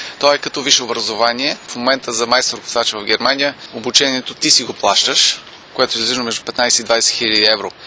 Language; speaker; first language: Bulgarian; non-native, fluent; German